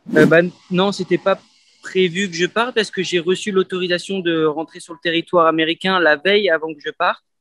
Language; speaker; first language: French; native; French